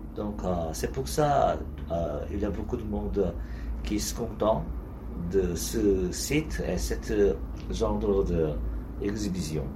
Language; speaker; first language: French; non-native, learner; Korean